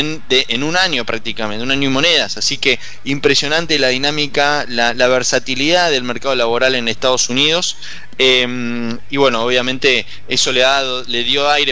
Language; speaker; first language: Spanish; native; Spanish